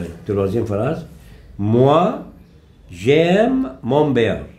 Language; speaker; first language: French; non-native, fluent; Arabic